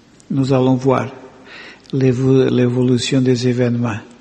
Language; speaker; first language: French; non-native, fluent; Portuguese